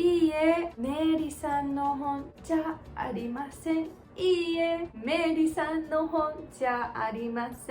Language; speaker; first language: Japanese; non-native, fluent; English